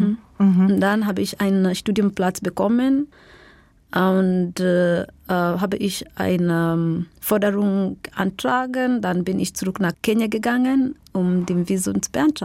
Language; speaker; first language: German; non-native, fluent; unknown